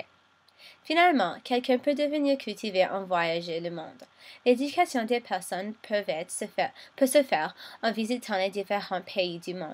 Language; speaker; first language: French; non-native, local second language; English